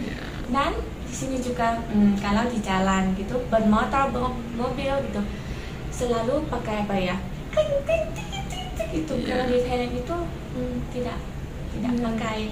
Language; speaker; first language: Indonesian; non-native, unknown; Thai